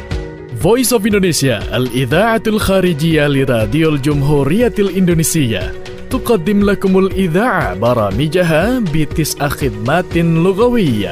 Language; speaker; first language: Arabic; non-native, fluent; Indonesian